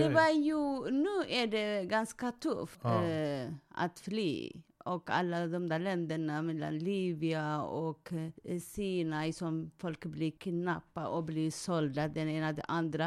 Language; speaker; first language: Swedish; non-native, fluent; Tigrinya